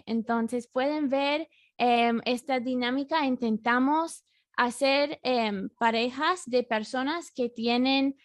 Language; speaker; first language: Spanish; non-native, fluent; English